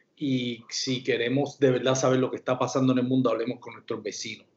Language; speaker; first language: Spanish; native; Spanish